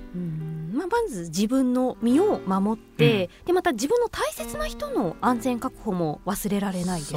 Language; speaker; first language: Japanese; native; Japanese